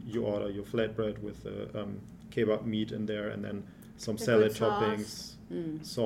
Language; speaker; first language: English; non-native, fluent; German